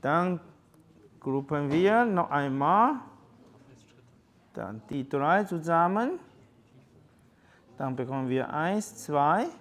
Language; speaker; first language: German; non-native, learner; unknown